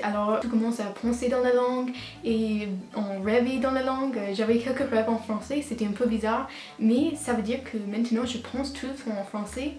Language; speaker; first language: French; non-native, learner; English